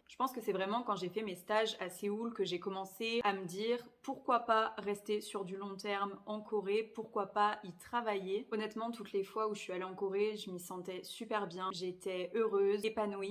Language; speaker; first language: French; native; French